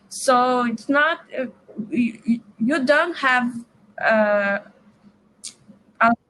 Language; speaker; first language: English; non-native, learner; Portuguese